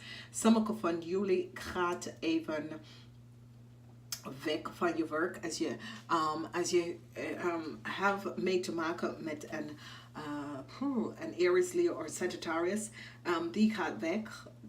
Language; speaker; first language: Dutch; non-native, fluent; English